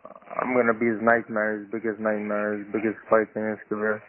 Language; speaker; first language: English; non-native, local second language; French